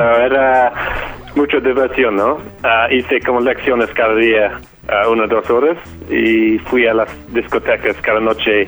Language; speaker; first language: Spanish; non-native, fluent; English